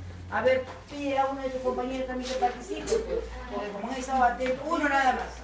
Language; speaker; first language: Spanish; native; Spanish